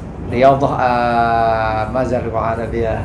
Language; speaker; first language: Arabic; non-native, learner; Indonesian